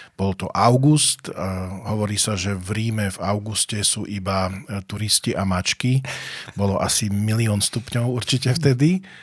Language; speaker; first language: Slovak; native; Slovak